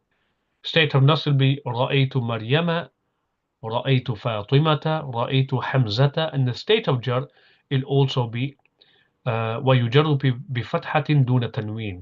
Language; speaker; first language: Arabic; non-native, fluent; English